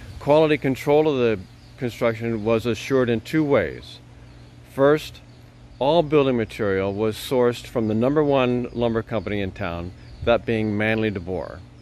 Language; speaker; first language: English; native; English